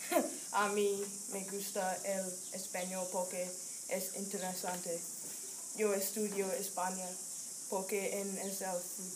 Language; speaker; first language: Spanish; non-native, learner; English